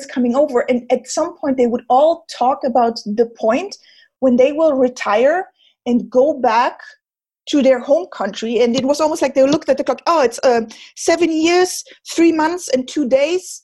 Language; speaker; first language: English; non-native, fluent; German